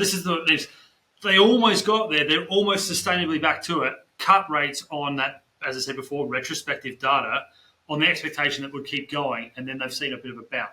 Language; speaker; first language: English; native; English